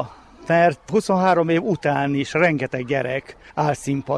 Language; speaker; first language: Hungarian; native; Hungarian